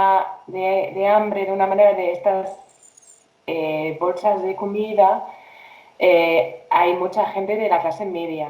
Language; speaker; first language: Spanish; non-native, fluent; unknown